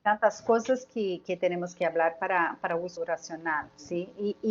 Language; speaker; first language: Spanish; non-native, learner; Portuguese